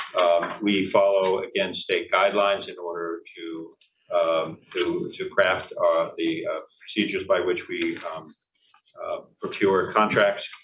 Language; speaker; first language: English; native; English